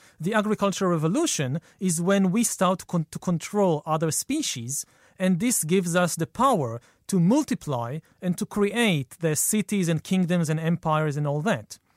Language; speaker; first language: English; non-native, fluent; Hebrew